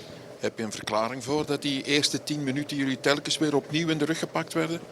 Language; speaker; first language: Dutch; native; Dutch